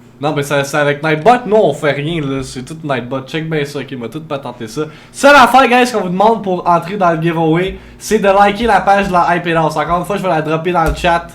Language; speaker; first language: French; native; French